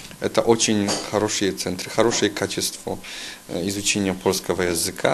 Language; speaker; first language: Russian; non-native, fluent; Polish